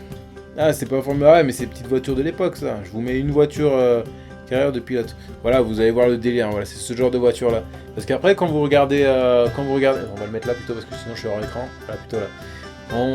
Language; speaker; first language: French; native; French